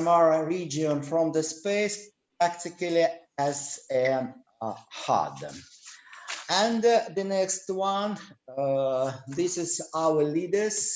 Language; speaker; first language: English; non-native, learner; Russian